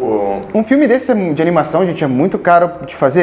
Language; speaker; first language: Portuguese; native; Portuguese